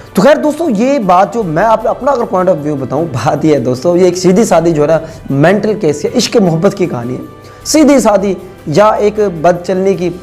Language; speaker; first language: Urdu; non-native, local second language; Punjabi